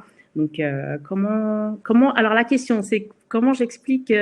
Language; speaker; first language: French; native; French